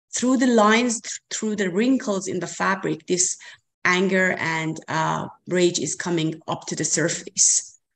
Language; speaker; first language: English; non-native, fluent; Persian